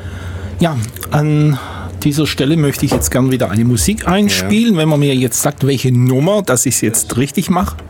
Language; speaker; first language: German; native; German